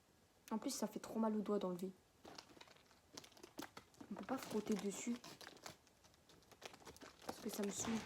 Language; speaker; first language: French; native; French